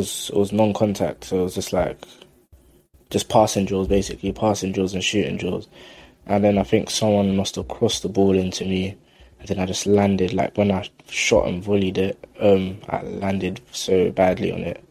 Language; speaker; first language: English; native; English